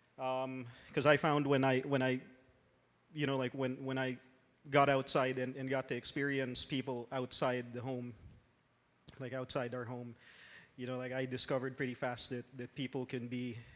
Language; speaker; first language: English; non-native, local second language; Filipino